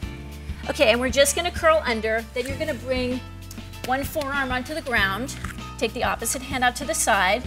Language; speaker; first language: English; native; English